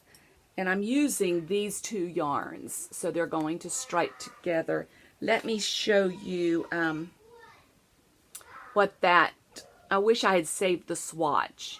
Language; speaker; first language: English; native; English